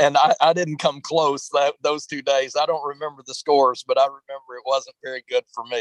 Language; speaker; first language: English; native; English